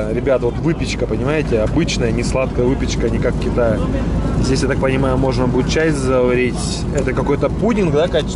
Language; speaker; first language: Russian; native; Russian